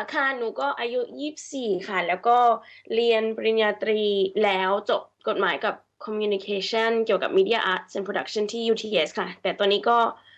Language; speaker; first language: Thai; early bilingual, heritage; Thai